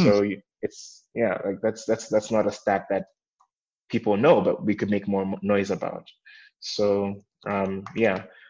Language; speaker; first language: English; non-native, local second language; Nyanja